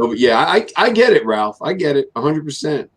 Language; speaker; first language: English; native; English